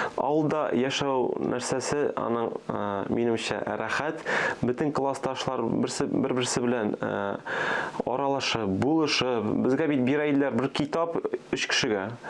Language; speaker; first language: Tatar; early bilingual, other home language; Armenian